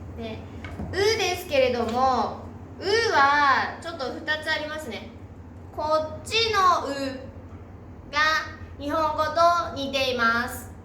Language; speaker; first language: Japanese; native; Japanese